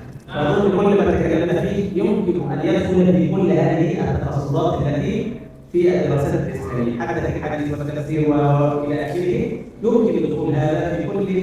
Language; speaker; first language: Arabic; native; Arabic